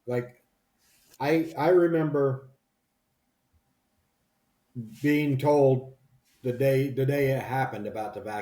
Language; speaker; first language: English; native; English